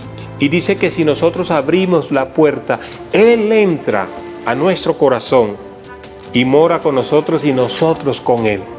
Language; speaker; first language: Spanish; native; Spanish